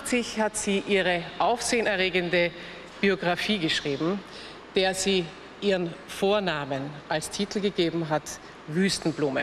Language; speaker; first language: German; native; German